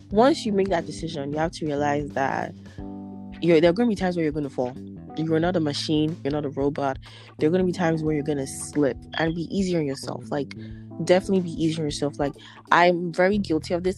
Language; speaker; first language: English; non-native, local second language; Yoruba